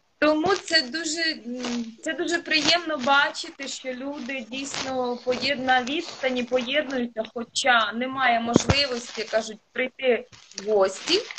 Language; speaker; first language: Ukrainian; non-native, local second language; Russian